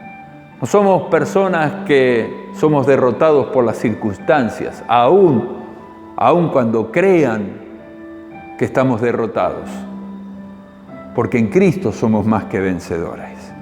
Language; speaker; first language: Spanish; native; Spanish